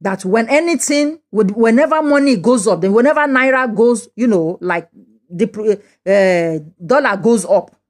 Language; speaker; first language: English; non-native, local second language; Yoruba